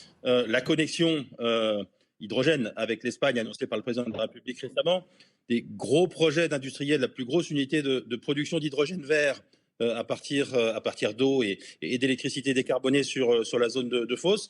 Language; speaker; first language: French; native; French